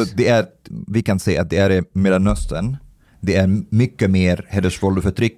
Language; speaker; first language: Swedish; early bilingual, other home language; Arabic